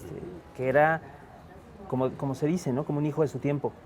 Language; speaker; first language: Spanish; native; Spanish